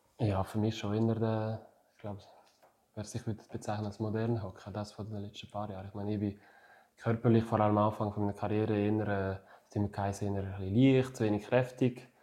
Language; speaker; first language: German; non-native, fluent; French